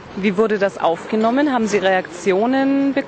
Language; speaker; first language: German; native; German